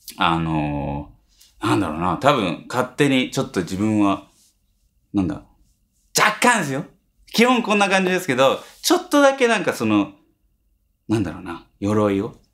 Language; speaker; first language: Japanese; early bilingual, heritage; Japanese